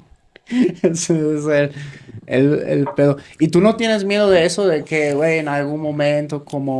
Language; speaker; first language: Spanish; native; Spanish